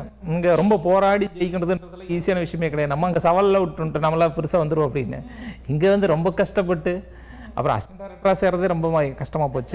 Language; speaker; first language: Tamil; native; Tamil